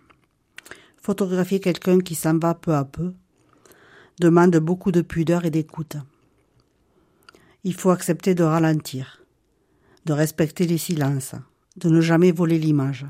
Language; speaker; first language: French; native; French